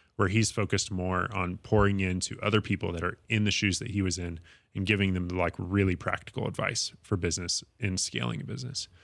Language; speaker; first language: English; native; English